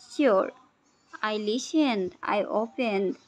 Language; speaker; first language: English; non-native, local second language; Assamese